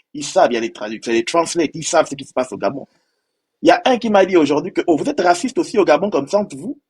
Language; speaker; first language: French; native; French